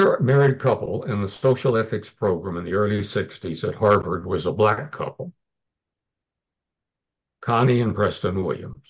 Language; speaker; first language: English; native; English